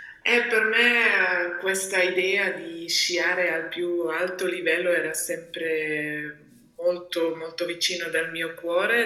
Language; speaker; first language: Italian; non-native, local second language; German